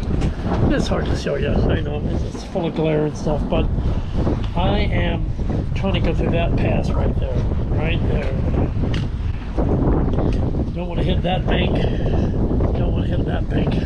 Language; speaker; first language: English; native; English